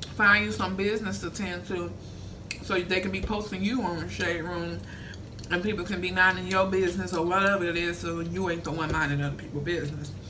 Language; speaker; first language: English; native; English